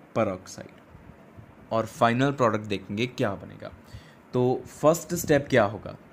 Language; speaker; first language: Hindi; non-native, local second language; Punjabi